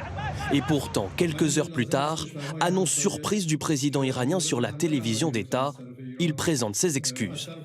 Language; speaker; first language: French; native; French